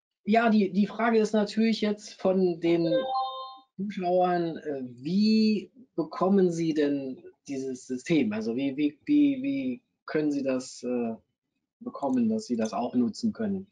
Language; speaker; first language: German; native; German